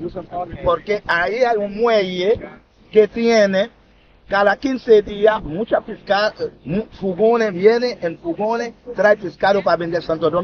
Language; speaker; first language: Spanish; non-native, learner; Haitian Creole